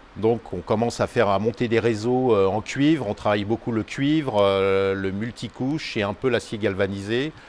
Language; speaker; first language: French; native; French